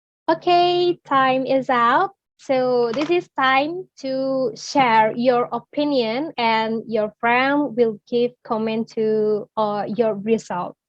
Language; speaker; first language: English; non-native, learner; Indonesian